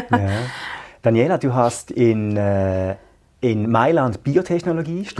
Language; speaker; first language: German; native; German